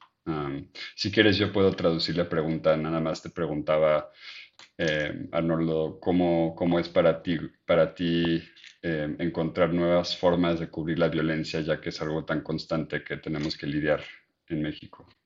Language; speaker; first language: Spanish; native; Spanish